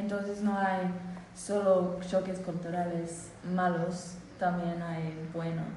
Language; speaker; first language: Spanish; non-native, learner; Swedish